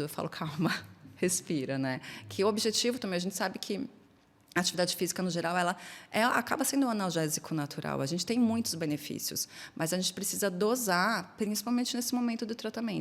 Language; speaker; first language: Portuguese; native; Portuguese